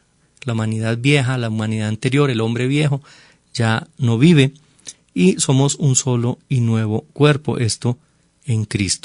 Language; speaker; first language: Spanish; native; Spanish